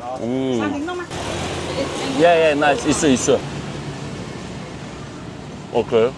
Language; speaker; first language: English; non-native, learner; Turkish